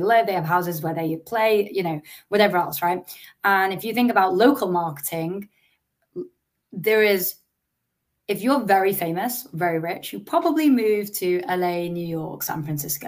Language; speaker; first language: English; native; English